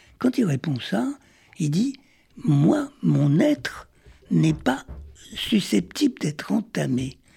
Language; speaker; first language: French; early bilingual, other home language; Arabic